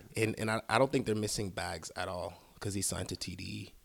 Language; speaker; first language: English; early bilingual, other home language; French